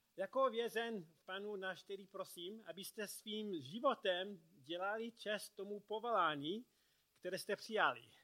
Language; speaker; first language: Czech; non-native, learner; English